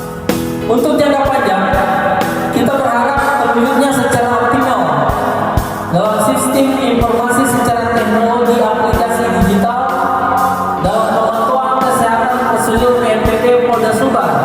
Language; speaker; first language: Indonesian; native; Indonesian